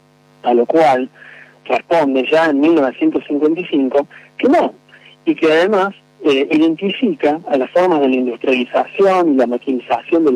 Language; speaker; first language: Spanish; native; Spanish